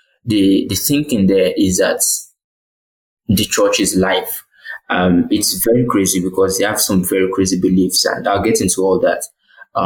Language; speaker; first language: English; non-native, local second language; Yoruba